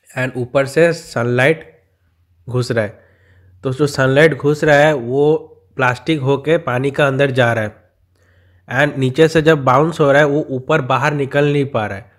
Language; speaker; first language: Hindi; non-native, local second language; Bangla